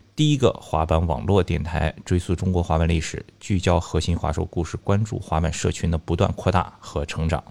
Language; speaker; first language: Chinese; native; Chinese